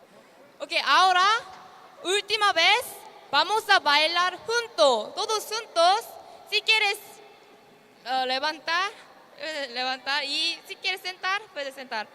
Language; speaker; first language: Spanish; non-native, learner; Korean